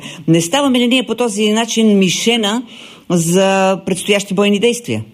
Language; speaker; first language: Bulgarian; native; Bulgarian